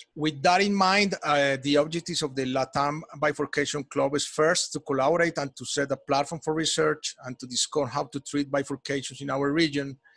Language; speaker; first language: English; non-native, fluent; Spanish